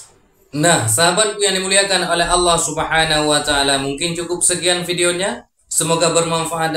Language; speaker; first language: Indonesian; native; Indonesian